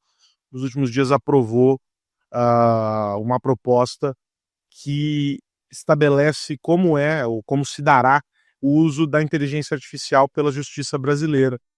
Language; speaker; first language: Portuguese; native; Portuguese